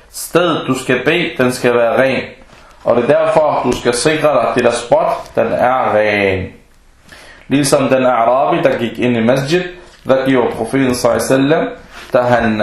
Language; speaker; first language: Danish; early bilingual, other home language; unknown